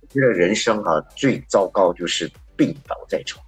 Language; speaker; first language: Chinese; native; Chinese